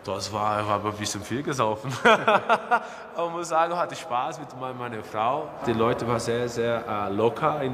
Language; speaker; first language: German; early bilingual, heritage; Portuguese